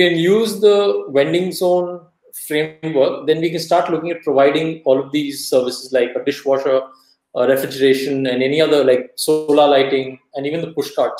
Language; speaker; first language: English; non-native, local second language; Kannada